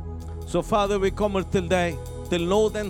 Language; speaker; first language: Swedish; non-native, fluent; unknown